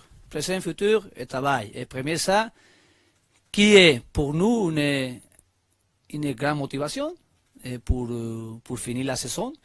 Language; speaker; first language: French; non-native, learner; Spanish